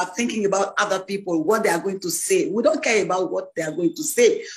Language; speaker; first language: English; non-native, learner; French